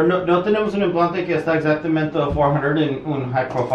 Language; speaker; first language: Spanish; early bilingual, heritage; English